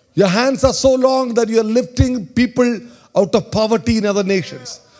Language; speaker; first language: English; non-native, local second language; Malayalam